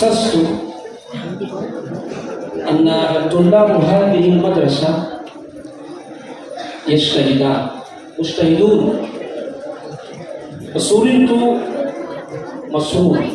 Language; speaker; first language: Arabic; non-native, fluent; Urdu